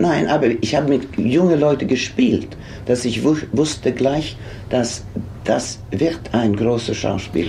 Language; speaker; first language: German; non-native, fluent; Swedish